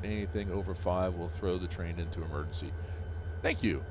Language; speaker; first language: English; native; English